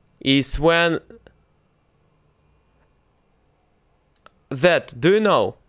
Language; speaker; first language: English; non-native, fluent; Russian